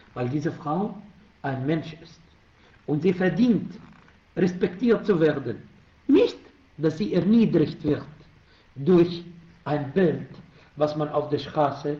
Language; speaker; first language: German; non-native, fluent; Arabic